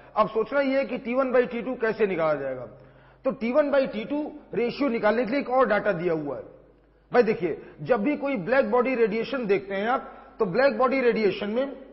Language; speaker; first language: Hindi; native; Hindi